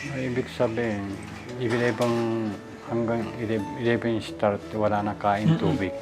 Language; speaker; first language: Filipino; non-native, learner; Japanese